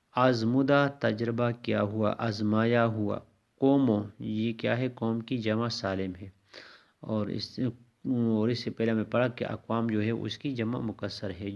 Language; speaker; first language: Urdu; non-native, local second language; Pashto